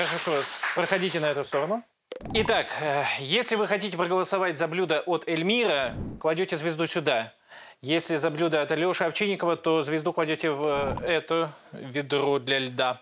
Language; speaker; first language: Russian; native; Russian